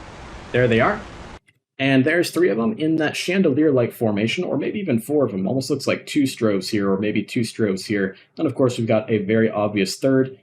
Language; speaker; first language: English; native; English